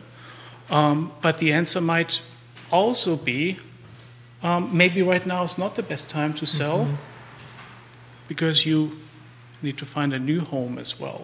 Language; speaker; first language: English; non-native, fluent; German